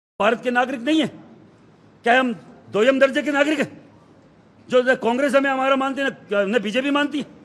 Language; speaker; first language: Hindi; native; Hindi